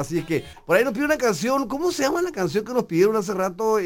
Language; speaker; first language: Spanish; native; Spanish